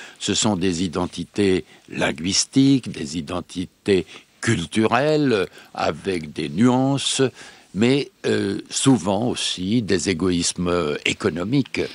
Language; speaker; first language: French; non-native, fluent; Serbian